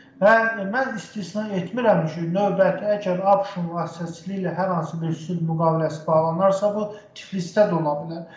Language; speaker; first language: Azerbaijani; native; Azerbaijani